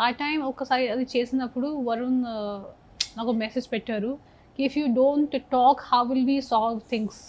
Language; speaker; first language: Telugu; non-native, fluent; Hindi